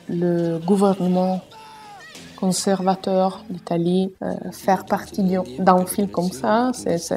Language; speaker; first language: French; non-native, fluent; Italian